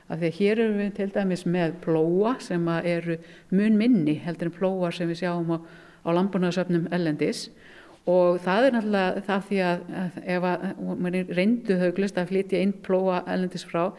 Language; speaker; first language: Icelandic; native; Icelandic